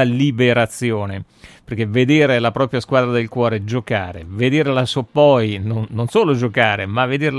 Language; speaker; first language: Italian; native; Italian